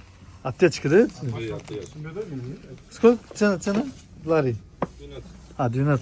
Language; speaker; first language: Russian; non-native, local second language; Kazakh